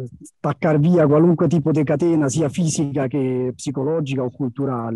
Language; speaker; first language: Italian; native; Italian